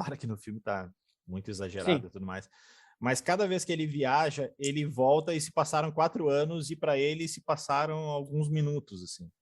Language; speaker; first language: Portuguese; native; Portuguese